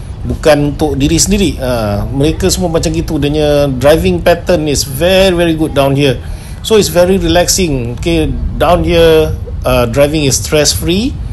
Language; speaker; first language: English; non-native, local second language; Malay